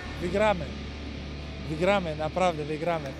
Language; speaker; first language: Polish; non-native, learner; Romanian